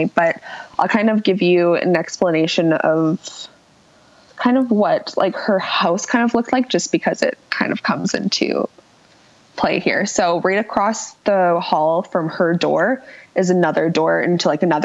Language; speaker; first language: English; native; English